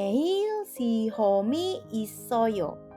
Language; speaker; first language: Korean; non-native, fluent; Indonesian